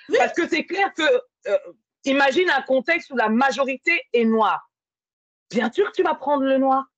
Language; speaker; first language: French; native; French